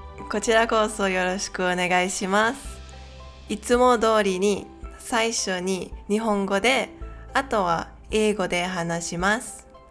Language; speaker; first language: Japanese; non-native, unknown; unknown